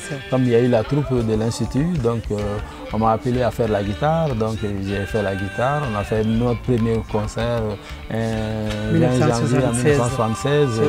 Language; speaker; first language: French; non-native, local second language; Bambara